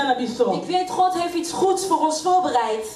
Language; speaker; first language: Dutch; non-native, learner; French